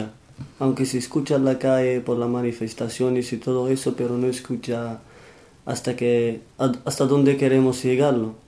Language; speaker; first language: Spanish; non-native, fluent; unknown